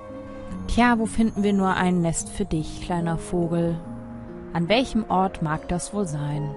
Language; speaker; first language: German; native; German